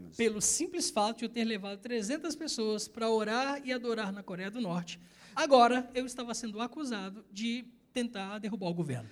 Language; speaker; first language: Portuguese; native; Portuguese